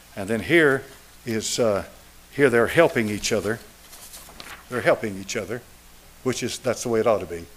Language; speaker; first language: English; native; English